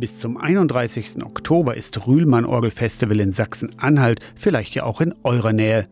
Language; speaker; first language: German; native; German